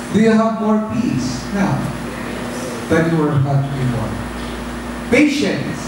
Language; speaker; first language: English; non-native, local second language; Filipino